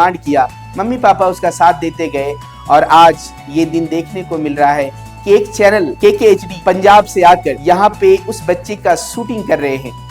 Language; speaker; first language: Hindi; native; Hindi